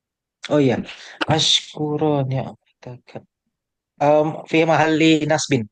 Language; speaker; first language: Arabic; non-native, learner; Indonesian